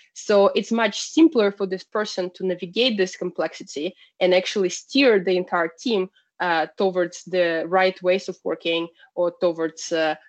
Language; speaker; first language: English; non-native, fluent; Russian